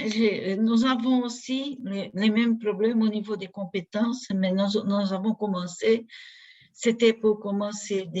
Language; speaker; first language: French; non-native, fluent; Portuguese